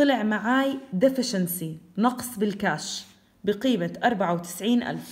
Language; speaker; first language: Arabic; native; Arabic